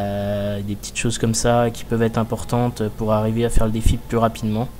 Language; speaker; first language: French; native; French